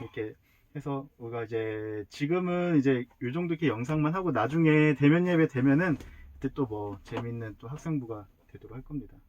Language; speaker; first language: Korean; native; Korean